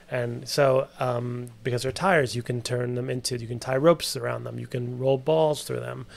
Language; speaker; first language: English; native; English